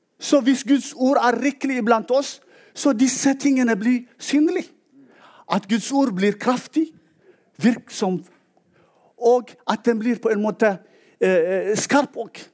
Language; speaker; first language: Norwegian; non-native, fluent; Tigrinya